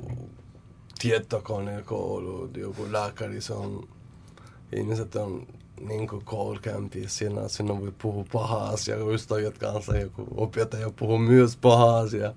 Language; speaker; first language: Finnish; non-native, learner; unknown